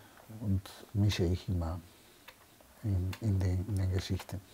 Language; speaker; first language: German; non-native, fluent; Spanish